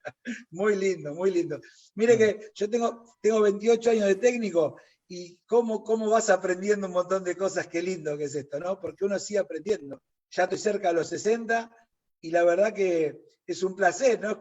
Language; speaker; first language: Spanish; native; Spanish